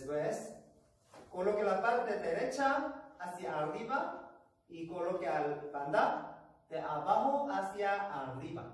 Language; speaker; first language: Spanish; non-native, learner; Korean